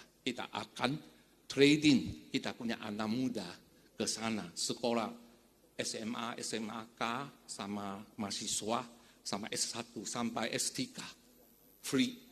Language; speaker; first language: Indonesian; non-native, fluent; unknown